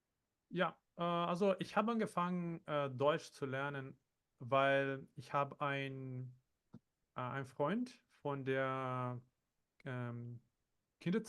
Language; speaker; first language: German; non-native, fluent; Portuguese